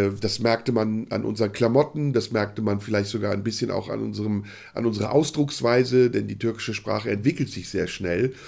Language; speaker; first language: German; early bilingual, other home language; Turkish